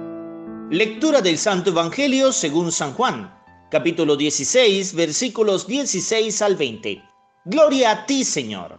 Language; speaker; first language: Spanish; native; Spanish